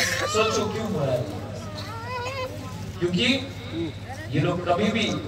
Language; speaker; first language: Hindi; non-native, local second language; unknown